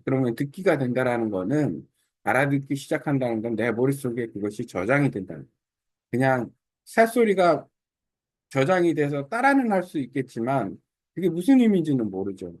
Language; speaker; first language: Korean; native; Korean